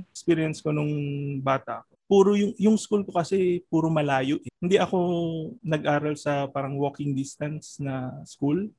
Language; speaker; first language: Filipino; non-native, local second language; Iloko